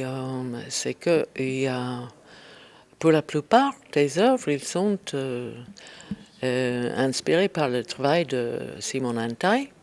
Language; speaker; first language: French; non-native, fluent; English